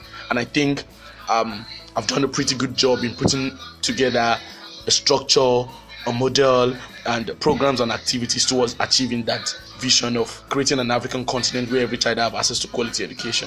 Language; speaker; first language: English; non-native, local second language; Yoruba